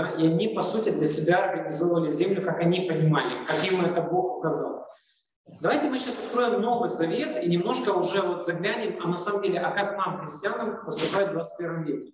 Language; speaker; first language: Russian; native; Russian